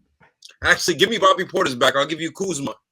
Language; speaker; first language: English; native; English